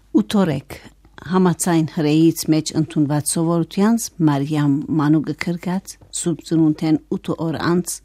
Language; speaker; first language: Armenian; native; Armenian